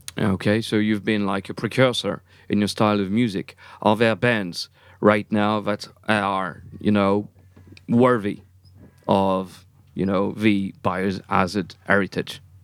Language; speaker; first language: English; non-native, fluent; French